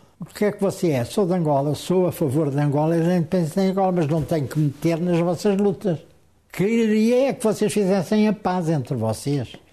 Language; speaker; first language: Portuguese; native; Portuguese